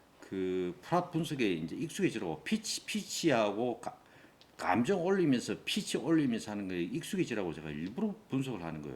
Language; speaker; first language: Korean; native; Korean